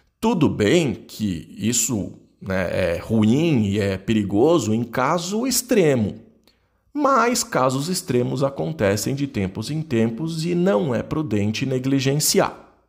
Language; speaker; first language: Portuguese; native; Portuguese